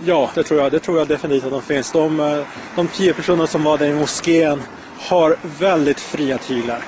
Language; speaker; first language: Swedish; native; Swedish